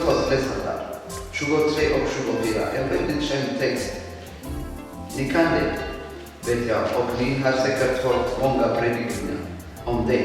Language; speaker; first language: Swedish; non-native, fluent; Tigrinya